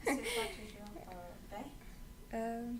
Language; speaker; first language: French; non-native, fluent; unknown